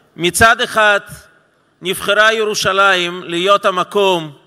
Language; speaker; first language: Hebrew; non-native, fluent; Russian